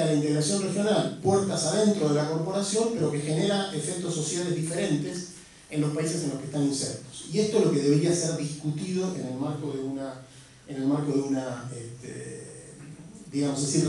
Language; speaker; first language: Spanish; native; Spanish